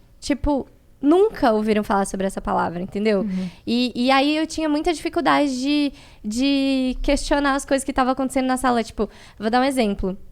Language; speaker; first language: Portuguese; native; Portuguese